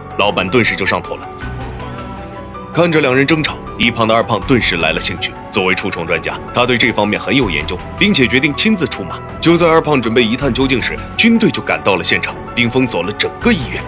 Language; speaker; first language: Chinese; native; Chinese